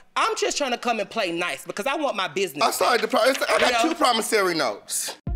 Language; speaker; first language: English; native; English